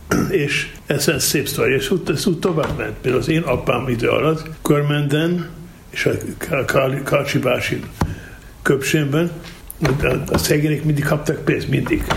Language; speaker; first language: Hungarian; non-native, learner; German